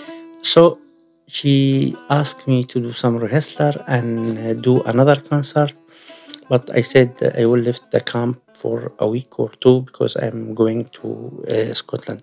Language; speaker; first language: English; non-native, learner; Arabic